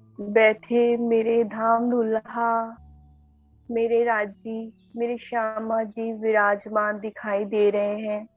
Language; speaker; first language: Hindi; native; Hindi